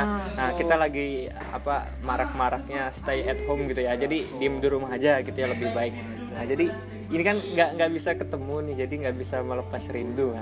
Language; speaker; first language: Indonesian; native; Indonesian